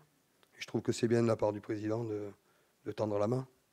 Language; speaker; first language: French; native; French